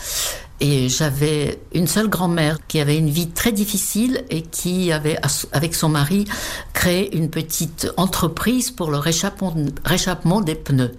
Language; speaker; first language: French; non-native, fluent; Czech